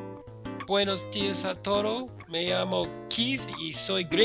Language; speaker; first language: Spanish; non-native, fluent; English